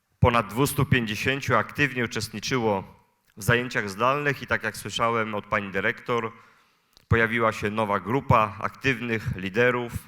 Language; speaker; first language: Polish; native; Polish